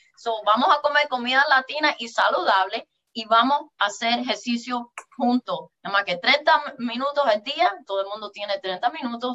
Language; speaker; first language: Spanish; early bilingual, heritage; English